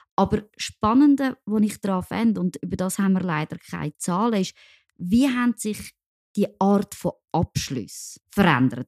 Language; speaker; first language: German; non-native, local second language; French